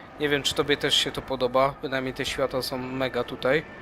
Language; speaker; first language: Polish; native; Polish